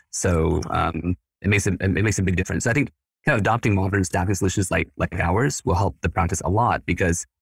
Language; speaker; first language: English; early bilingual, other home language; Spanish